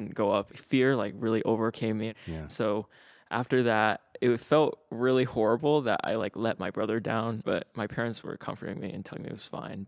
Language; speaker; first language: English; native; English